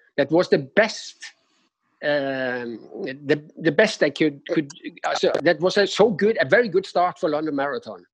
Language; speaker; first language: English; non-native, fluent; Norwegian